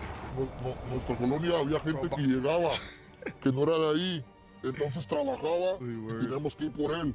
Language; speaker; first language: Spanish; native; Spanish